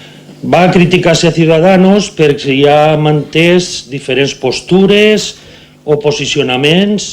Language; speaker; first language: Catalan; native; Catalan